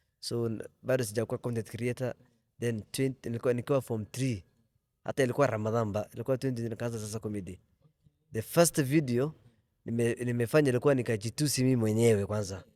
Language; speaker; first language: Swahili; non-native, local second language; Somali